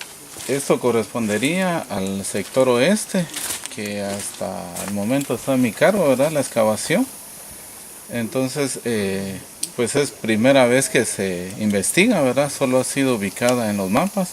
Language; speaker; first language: Spanish; native; Spanish